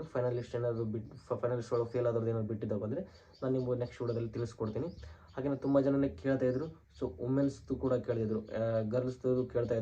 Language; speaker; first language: Kannada; native; Kannada